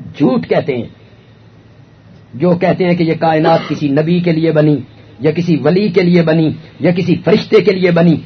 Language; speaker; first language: Urdu; non-native, local second language; Punjabi